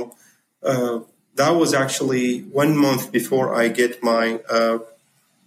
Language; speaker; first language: English; non-native, fluent; Arabic